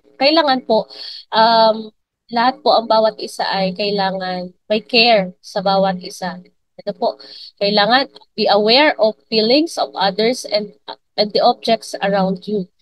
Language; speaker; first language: Filipino; non-native, local second language; Bikol